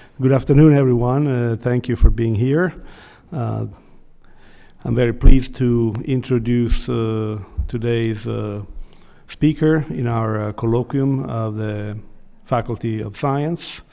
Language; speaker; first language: English; non-native, fluent; Italian